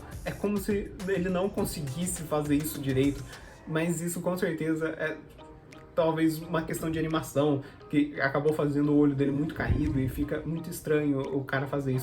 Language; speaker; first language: Portuguese; native; Portuguese